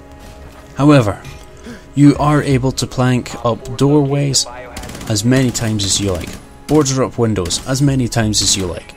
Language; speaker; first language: English; native; English